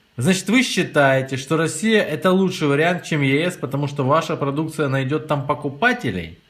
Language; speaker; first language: Russian; native; Russian